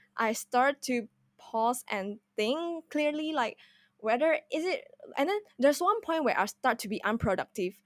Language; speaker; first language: English; non-native, fluent; Indonesian